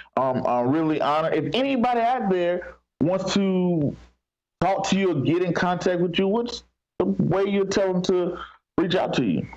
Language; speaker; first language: English; native; English